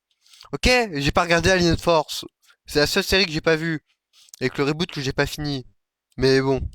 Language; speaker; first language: French; native; French